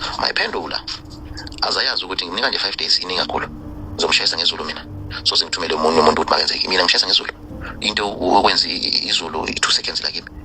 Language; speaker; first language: Zulu; non-native, fluent; Nyanja